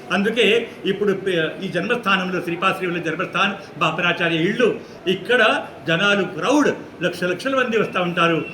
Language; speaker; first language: Telugu; non-native, fluent; Marathi